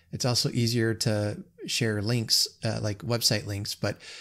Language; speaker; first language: English; native; English